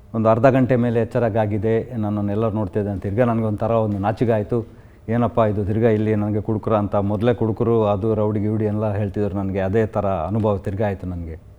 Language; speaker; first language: Kannada; non-native, local second language; Konkani